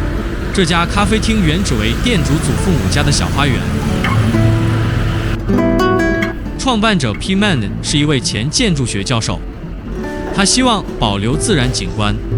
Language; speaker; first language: Chinese; native; Chinese